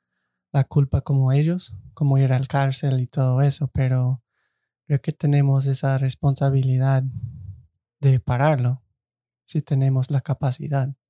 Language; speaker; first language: Spanish; non-native, fluent; English